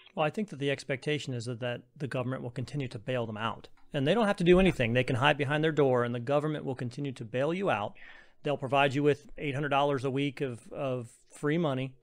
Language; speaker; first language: English; native; English